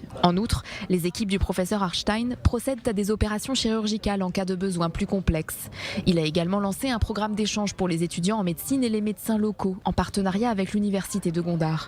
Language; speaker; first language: French; native; French